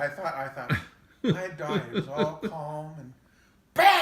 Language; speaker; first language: English; native; English